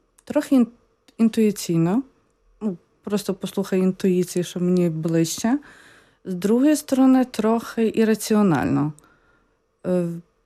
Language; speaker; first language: Ukrainian; native; Ukrainian